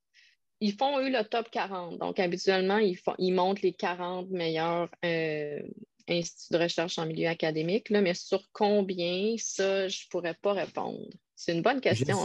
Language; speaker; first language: French; native; French